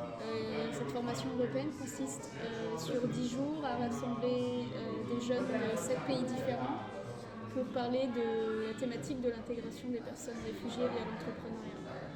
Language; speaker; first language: French; native; French